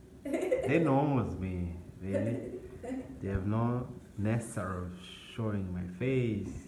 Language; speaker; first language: English; non-native, learner; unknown